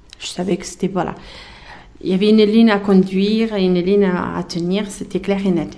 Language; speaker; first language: French; early bilingual, other home language; Arabic